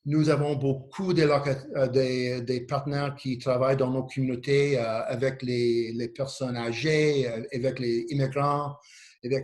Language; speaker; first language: French; non-native, learner; English